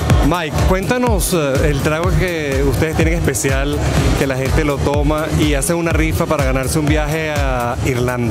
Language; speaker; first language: Spanish; native; Spanish